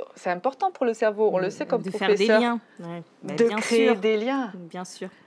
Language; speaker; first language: French; native; French